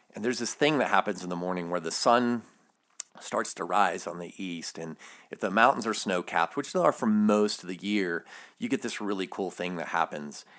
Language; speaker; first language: English; native; English